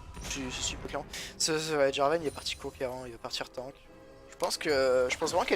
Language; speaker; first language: French; native; French